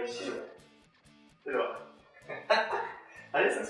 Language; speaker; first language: French; native; French